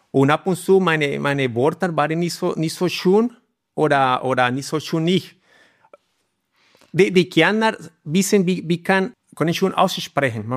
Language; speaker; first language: German; non-native, learner; Spanish